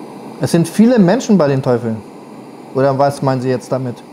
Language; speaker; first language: German; native; German